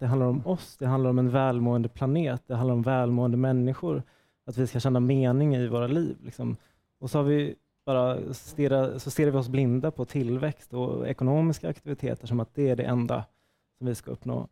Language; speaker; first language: Swedish; native; Swedish